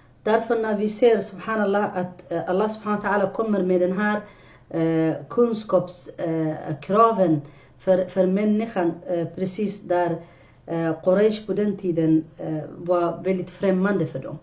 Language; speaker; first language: Swedish; non-native, fluent; Arabic